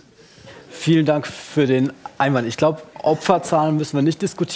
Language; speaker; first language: German; native; German